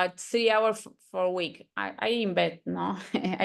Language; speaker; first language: English; non-native, learner; Spanish